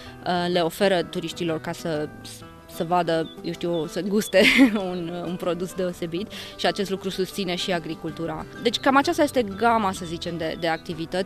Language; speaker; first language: Romanian; native; Romanian